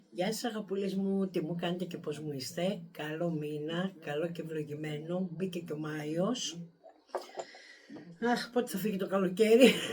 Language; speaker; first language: Greek; native; Greek